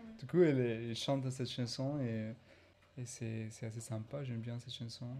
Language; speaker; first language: French; non-native, fluent; Spanish